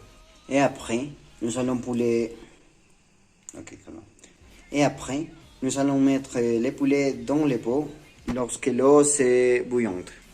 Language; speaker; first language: French; non-native, learner; Spanish